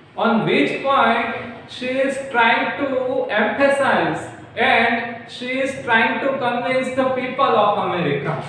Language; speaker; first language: English; non-native, local second language; Gujarati